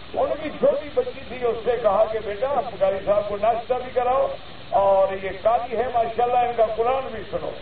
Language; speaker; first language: Urdu; early bilingual, heritage; Urdu